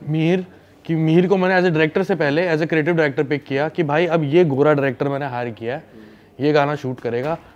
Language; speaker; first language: Hindi; native; Hindi